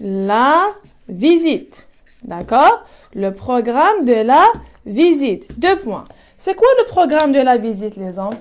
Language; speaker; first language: French; non-native, local second language; Arabic